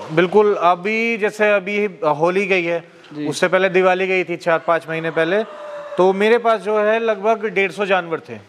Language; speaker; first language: Hindi; native; Hindi